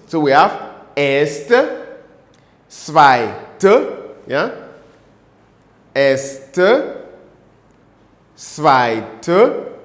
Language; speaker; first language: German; non-native, fluent; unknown